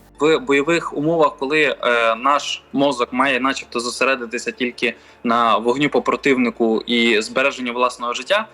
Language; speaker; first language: Ukrainian; native; Ukrainian